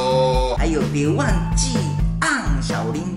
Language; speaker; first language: Chinese; non-native, fluent; Japanese